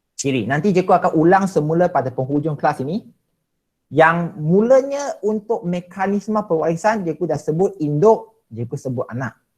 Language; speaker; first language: Malay; non-native, local second language; Chinese